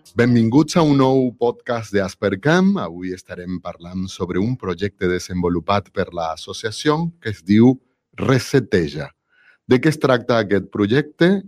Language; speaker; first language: Catalan; non-native, local second language; Spanish